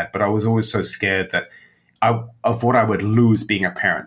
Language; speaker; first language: English; native; English